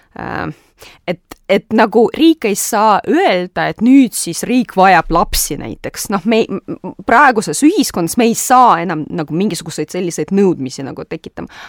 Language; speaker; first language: Estonian; non-native, local second language; Russian